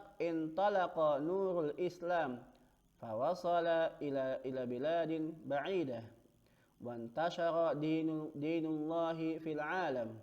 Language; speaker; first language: Arabic; non-native, fluent; Indonesian